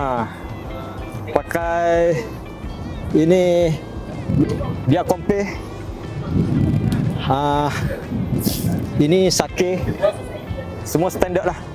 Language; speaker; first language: Malay; native; Malay